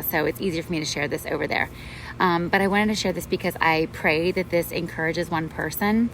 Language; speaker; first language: English; native; English